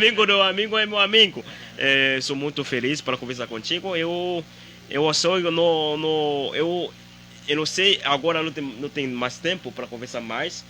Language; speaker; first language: Portuguese; non-native, learner; Haitian Creole